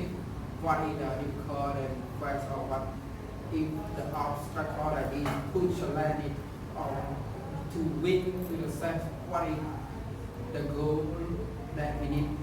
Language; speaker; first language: English; non-native, learner; Khmer